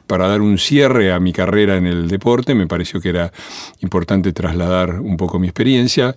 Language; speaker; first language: Spanish; native; Spanish